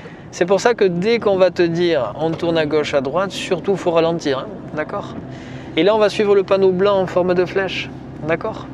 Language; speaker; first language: French; native; French